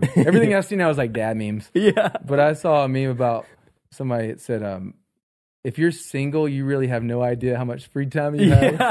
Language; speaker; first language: English; native; English